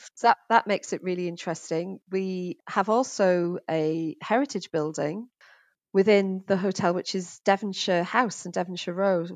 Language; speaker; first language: English; native; English